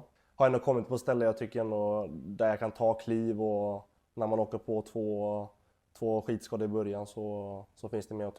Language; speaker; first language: Swedish; native; Swedish